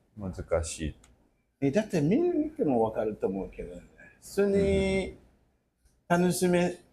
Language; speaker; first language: Japanese; non-native, fluent; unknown